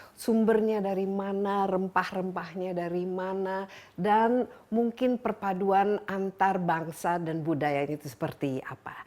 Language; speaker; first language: Indonesian; native; Indonesian